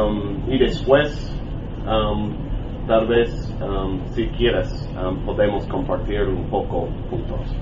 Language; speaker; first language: Spanish; non-native, learner; English